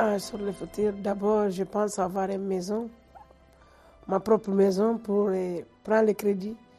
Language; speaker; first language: French; non-native, local second language; Fula